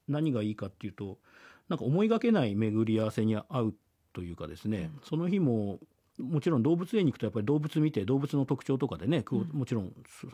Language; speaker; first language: Japanese; native; Japanese